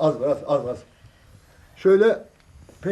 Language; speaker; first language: Turkish; native; Turkish